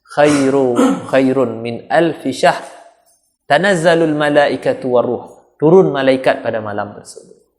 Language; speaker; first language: Malay; non-native, local second language; Achinese